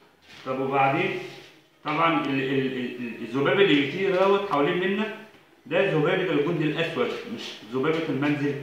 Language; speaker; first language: Arabic; native; Arabic